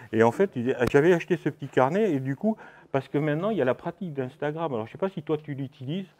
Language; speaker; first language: French; native; French